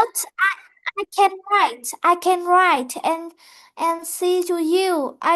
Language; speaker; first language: English; non-native, learner; Vietnamese